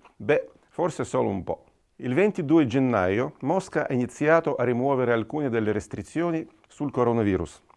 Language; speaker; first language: Italian; non-native, fluent; Russian